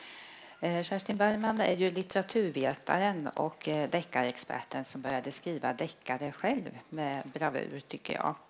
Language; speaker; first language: Swedish; native; Swedish